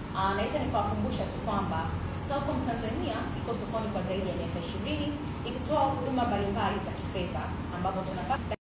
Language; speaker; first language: Swahili; native; Swahili